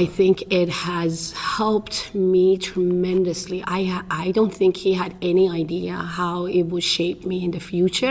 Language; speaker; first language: English; non-native, fluent; Persian